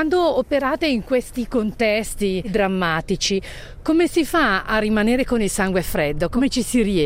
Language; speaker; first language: Italian; native; Italian